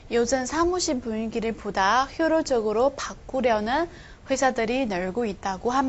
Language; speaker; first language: Korean; non-native, fluent; Chinese